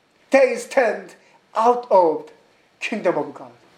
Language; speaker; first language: English; non-native, learner; Korean